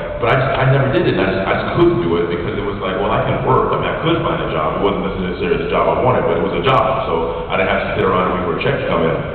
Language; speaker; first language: English; native; English